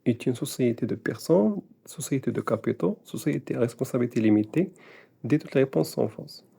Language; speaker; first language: French; non-native, local second language; Arabic